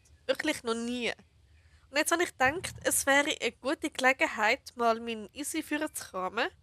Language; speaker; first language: German; native; German